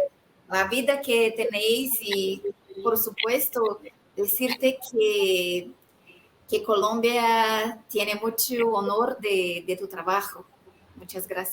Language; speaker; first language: Spanish; non-native, fluent; Portuguese